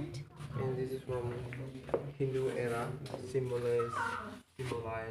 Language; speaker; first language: English; non-native, learner; Indonesian